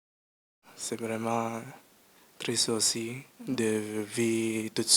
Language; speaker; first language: French; early bilingual, other home language; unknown